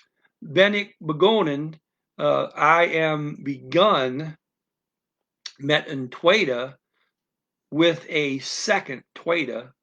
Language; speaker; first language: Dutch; non-native, learner; English